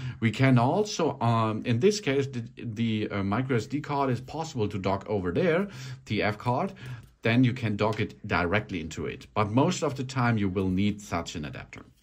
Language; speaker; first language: English; non-native, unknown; German